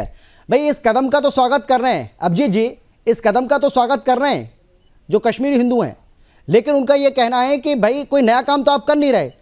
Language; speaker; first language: Hindi; native; Hindi